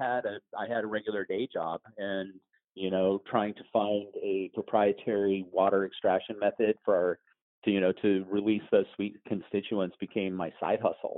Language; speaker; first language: English; native; English